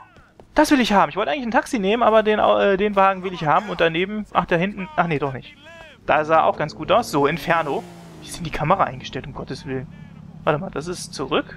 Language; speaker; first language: German; native; German